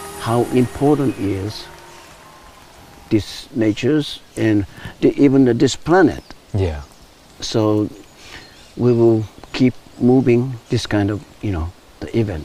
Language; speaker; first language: English; non-native, learner; Japanese